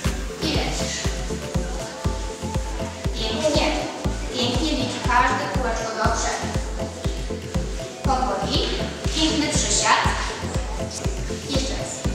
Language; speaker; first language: Polish; native; Polish